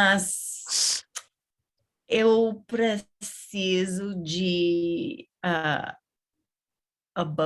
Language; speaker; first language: Portuguese; non-native, learner; English